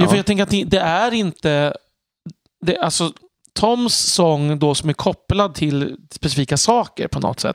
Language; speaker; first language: Swedish; native; Swedish